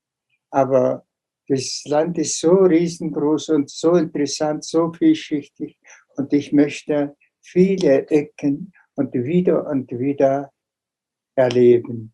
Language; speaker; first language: German; non-native, fluent; Tuvinian